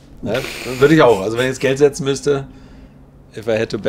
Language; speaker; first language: German; native; German